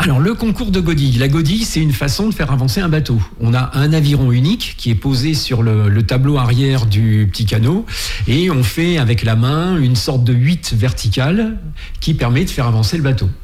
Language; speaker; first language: French; native; French